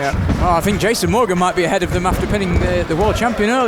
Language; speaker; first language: English; native; English